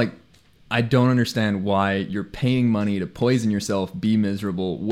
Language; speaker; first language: English; non-native, local second language; Spanish